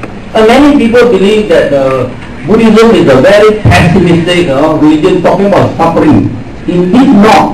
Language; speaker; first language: English; non-native, local second language; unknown